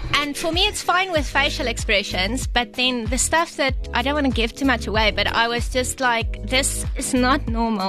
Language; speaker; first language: English; non-native, local second language; Afrikaans